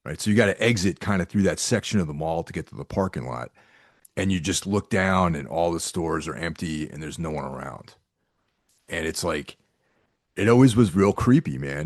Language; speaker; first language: English; native; English